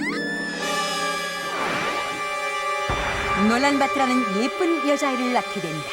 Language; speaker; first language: Korean; native; Korean